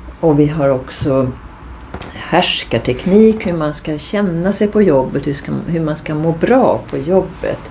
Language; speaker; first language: Swedish; native; Swedish